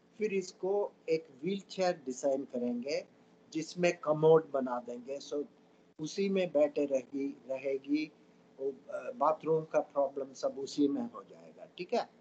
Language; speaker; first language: Hindi; non-native, local second language; Tamil